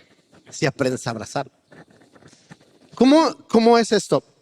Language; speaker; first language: Spanish; native; Spanish